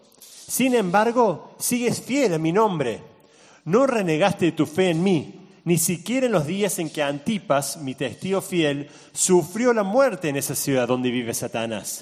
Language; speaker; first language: Spanish; native; Spanish